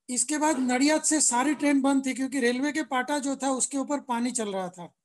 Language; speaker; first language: Hindi; non-native, local second language; Gujarati